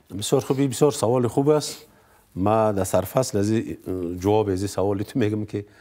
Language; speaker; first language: Persian; native; Persian